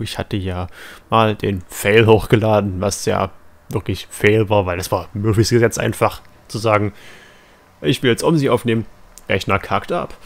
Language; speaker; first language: German; native; German